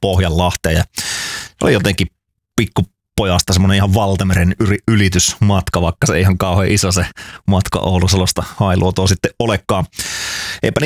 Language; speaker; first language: Finnish; native; Finnish